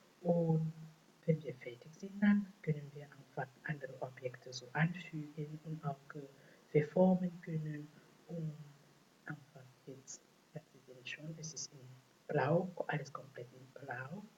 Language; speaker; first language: German; non-native, fluent; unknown